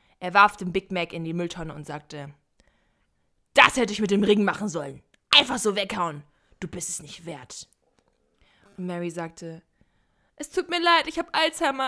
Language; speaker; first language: German; native; German